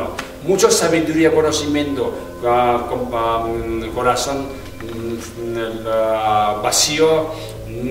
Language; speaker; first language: Spanish; non-native, fluent; Tibetan